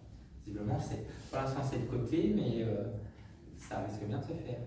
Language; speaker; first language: French; native; French